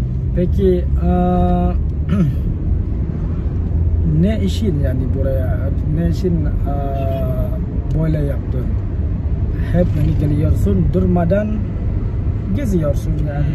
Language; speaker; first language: Turkish; non-native, learner; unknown